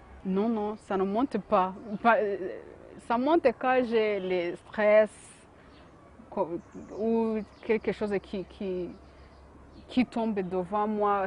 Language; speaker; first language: French; non-native, local second language; Kinyarwanda